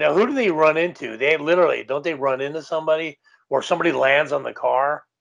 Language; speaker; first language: English; native; English